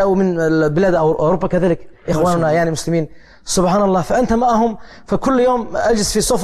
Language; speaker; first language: Arabic; non-native, fluent; Turkish